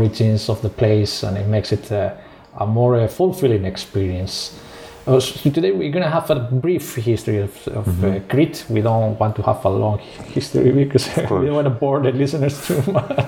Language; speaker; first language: English; non-native, fluent; Spanish